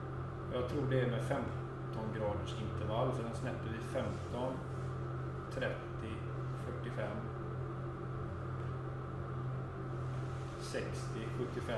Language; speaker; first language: Swedish; native; Swedish